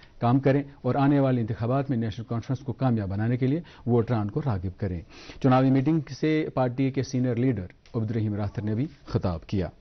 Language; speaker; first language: Hindi; non-native, local second language; Kashmiri